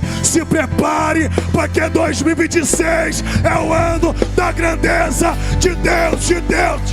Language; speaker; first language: Portuguese; native; Portuguese